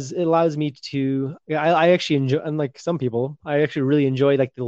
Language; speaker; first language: English; native; English